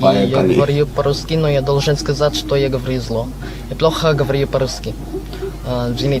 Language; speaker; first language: Russian; non-native, learner; Filipino